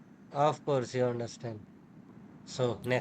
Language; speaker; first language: English; non-native, learner; Urdu